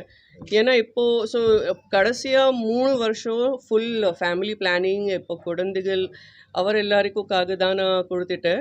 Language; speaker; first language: Tamil; non-native, fluent; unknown